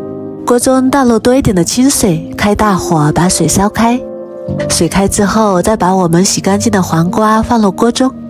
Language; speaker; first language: Chinese; native; Chinese